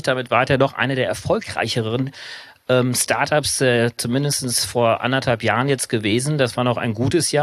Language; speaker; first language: German; native; German